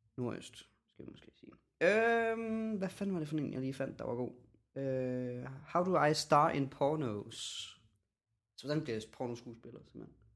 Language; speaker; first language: Danish; native; Danish